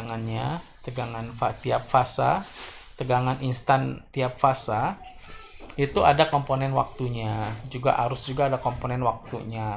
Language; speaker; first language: Indonesian; native; Indonesian